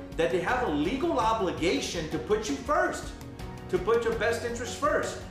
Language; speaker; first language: English; native; English